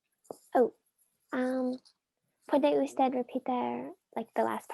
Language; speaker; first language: Spanish; non-native, learner; English